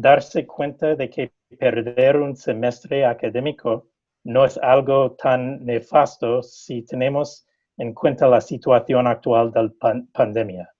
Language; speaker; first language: Spanish; non-native, fluent; English